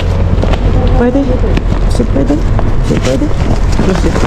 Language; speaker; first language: Spanish; non-native, learner; Filipino